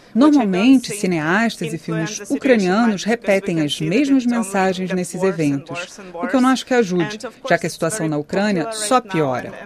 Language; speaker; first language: Portuguese; non-native, fluent; Ukrainian